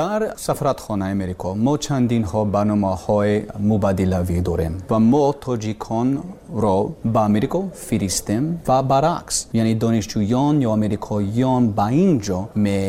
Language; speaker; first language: Persian; non-native, learner; English